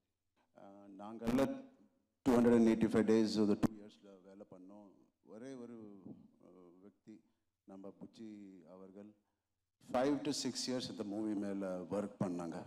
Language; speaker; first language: Tamil; non-native, local second language; Telugu